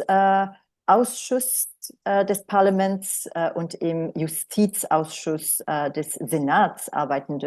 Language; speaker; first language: German; non-native, fluent; Romanian